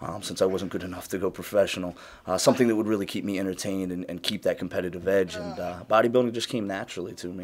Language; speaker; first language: English; native; English